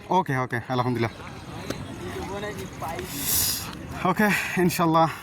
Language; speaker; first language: Hindi; non-native, learner; Bangla